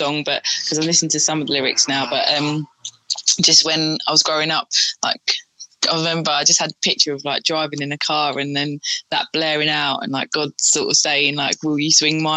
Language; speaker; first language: English; native; English